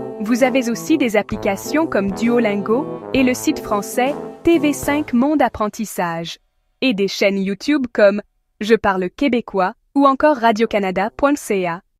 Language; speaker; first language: French; native; French